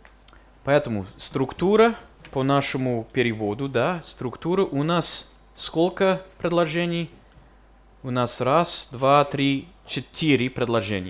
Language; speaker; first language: Russian; non-native, fluent; English